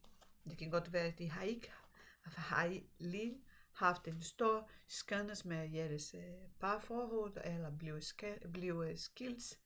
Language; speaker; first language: Danish; non-native, fluent; Portuguese